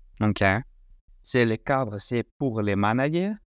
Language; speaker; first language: French; non-native, learner; Spanish